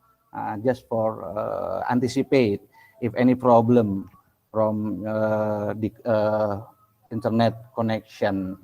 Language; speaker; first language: English; non-native, local second language; Indonesian